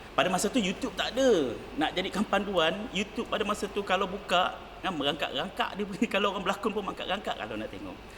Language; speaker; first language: Malay; native; Malay